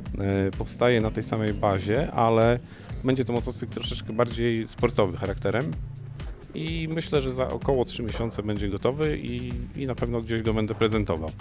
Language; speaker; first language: Polish; native; Polish